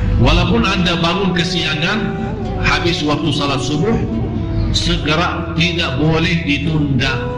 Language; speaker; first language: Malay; non-native, fluent; Arabic